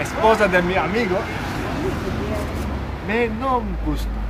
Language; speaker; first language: Spanish; non-native, learner; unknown